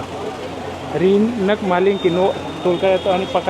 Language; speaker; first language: Russian; non-native, learner; Hindi